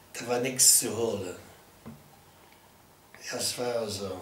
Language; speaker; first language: German; non-native, local second language; Luxembourgish